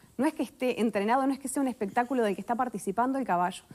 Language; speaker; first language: Spanish; native; Spanish